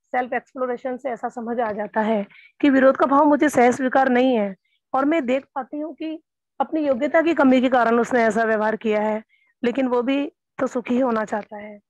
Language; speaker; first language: Hindi; native; Hindi